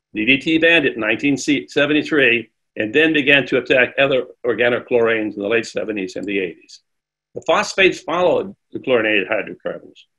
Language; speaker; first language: English; native; English